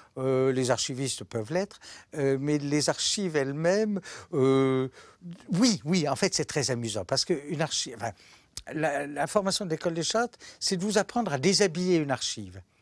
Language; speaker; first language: French; native; French